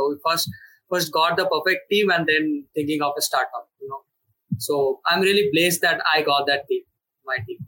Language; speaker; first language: English; non-native, local second language; Bangla